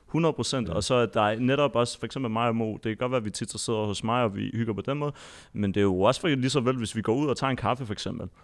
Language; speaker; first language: Danish; early bilingual, other home language; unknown